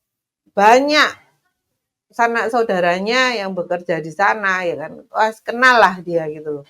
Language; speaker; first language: Indonesian; native; Indonesian